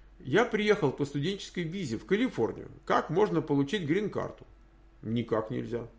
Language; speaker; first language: Russian; native; Russian